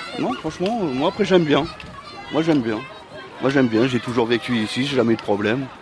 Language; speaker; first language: French; native; French